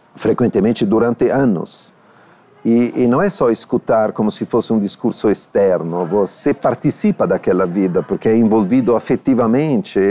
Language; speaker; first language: Portuguese; non-native, fluent; Italian